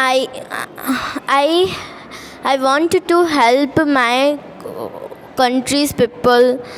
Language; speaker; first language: English; non-native, learner; Hindi